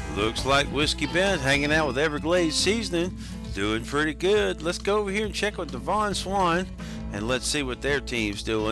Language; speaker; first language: English; native; English